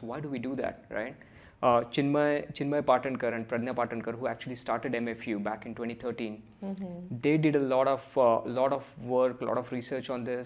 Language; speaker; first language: English; early bilingual, other home language; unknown